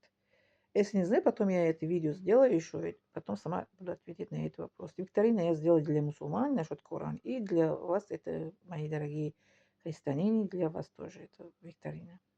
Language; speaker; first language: Russian; non-native, learner; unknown